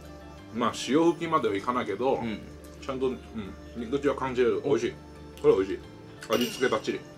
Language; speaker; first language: Japanese; native; Japanese